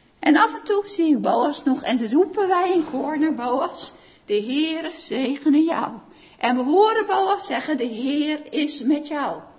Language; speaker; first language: Dutch; native; Dutch